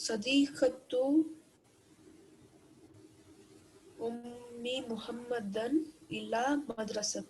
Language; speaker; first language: Arabic; non-native, learner; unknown